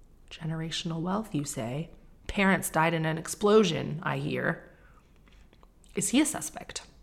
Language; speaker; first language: English; native; English